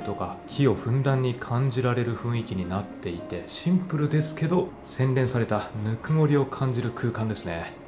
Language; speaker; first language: Japanese; native; Japanese